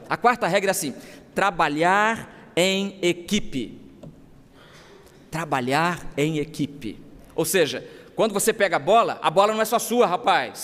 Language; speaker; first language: Portuguese; native; Portuguese